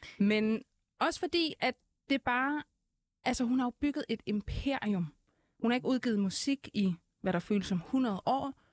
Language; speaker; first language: Danish; early bilingual, other home language; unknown